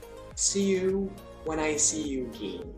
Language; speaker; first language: English; non-native, learner; Indonesian